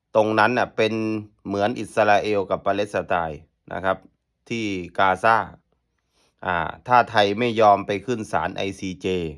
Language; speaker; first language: Thai; native; Thai